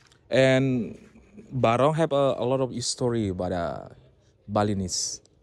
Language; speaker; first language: English; non-native, learner; Balinese